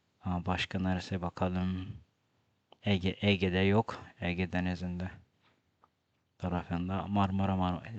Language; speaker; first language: Turkish; non-native, fluent; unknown